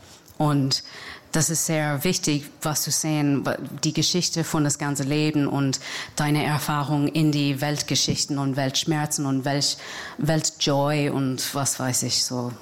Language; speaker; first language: German; non-native, fluent; English